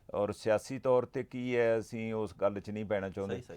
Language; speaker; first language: Punjabi; native; Punjabi